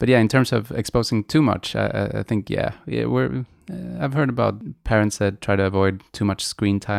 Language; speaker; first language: English; non-native, fluent; Swedish